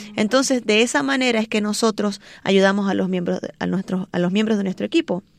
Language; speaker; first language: Spanish; native; Spanish